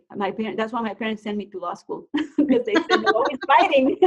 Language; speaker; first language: English; non-native, fluent; Spanish